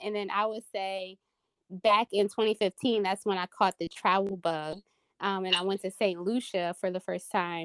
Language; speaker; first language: English; native; English